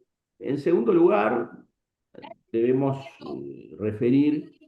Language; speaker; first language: Spanish; native; Spanish